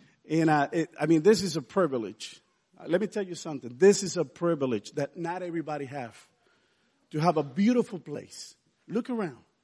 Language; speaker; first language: English; non-native, fluent; Spanish